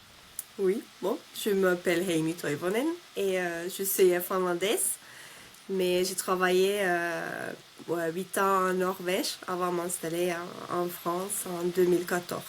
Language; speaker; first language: French; non-native, fluent; Finnish